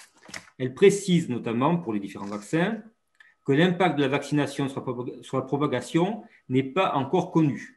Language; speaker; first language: French; native; French